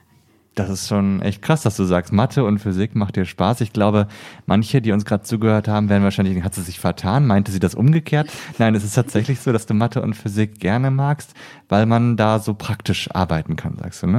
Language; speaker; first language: German; native; German